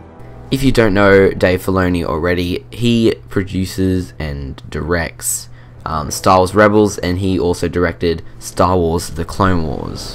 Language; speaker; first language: English; native; English